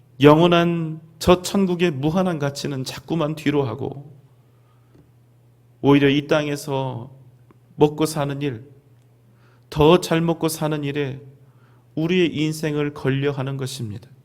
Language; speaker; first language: Korean; native; Korean